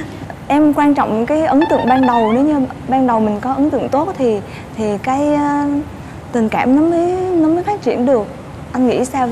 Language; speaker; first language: Vietnamese; native; Vietnamese